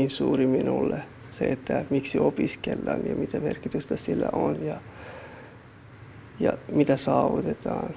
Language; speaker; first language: Finnish; non-native, fluent; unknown